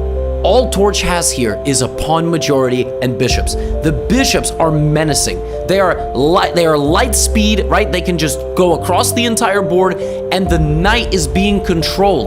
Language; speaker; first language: English; native; English